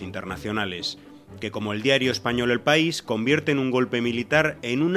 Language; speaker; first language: Spanish; native; Spanish